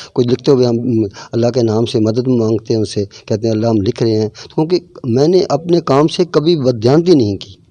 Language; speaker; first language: Urdu; non-native, local second language; Punjabi